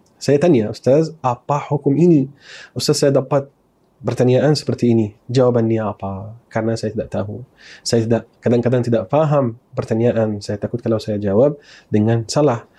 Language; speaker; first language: Malay; non-native, fluent; Arabic